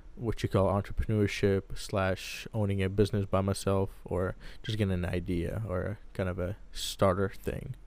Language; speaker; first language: English; early bilingual, other home language; Arabic